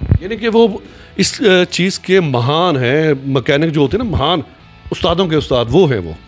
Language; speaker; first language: Urdu; non-native, local second language; Punjabi